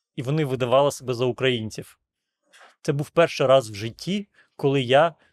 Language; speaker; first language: Ukrainian; native; Ukrainian